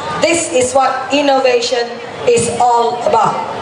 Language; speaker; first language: English; non-native, local second language; Chinese